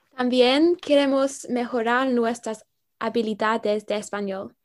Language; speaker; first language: Spanish; non-native, learner; English